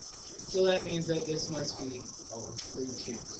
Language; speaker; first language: English; native; English